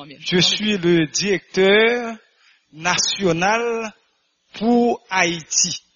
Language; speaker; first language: French; non-native, local second language; Haitian Creole